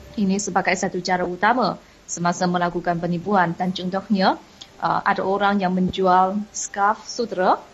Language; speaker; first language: Malay; non-native, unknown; Chinese